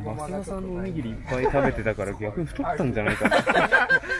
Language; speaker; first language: Japanese; native; Japanese